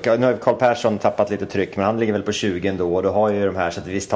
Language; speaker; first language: Swedish; native; Swedish